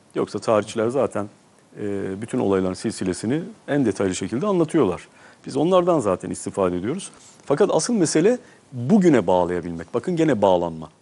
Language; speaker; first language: Turkish; native; Turkish